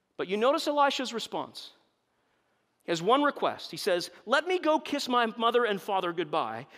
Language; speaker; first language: English; native; English